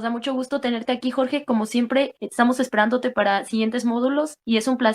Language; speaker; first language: Spanish; native; Spanish